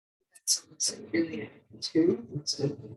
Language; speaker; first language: English; native; English